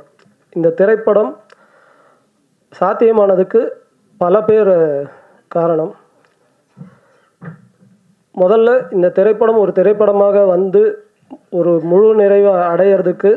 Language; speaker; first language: Tamil; native; Tamil